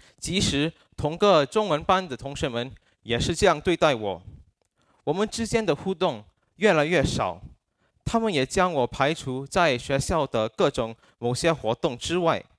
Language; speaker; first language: Chinese; non-native, local second language; English